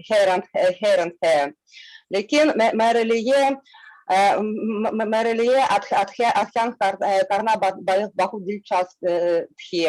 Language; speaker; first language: Hindi; non-native, learner; Russian